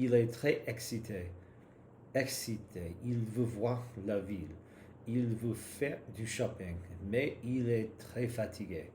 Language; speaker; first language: French; non-native, learner; English